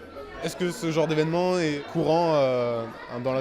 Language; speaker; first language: French; native; French